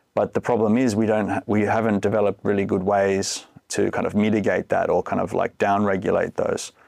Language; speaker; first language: English; native; English